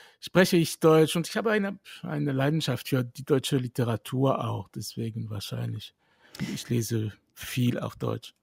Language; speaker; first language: German; non-native, fluent; French